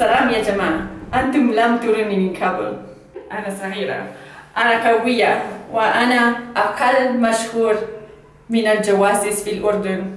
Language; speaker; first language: Arabic; non-native, learner; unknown